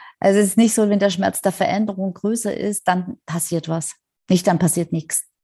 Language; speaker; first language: German; native; German